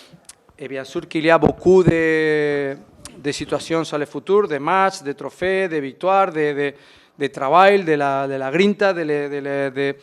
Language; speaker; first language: French; non-native, fluent; Spanish